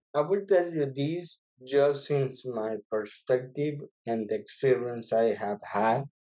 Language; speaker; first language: English; non-native, fluent; Spanish